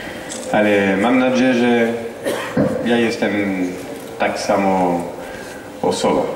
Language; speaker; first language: Polish; non-native, fluent; French